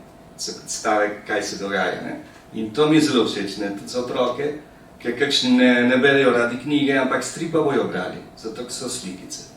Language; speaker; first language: Slovenian; early bilingual, heritage; Slovenian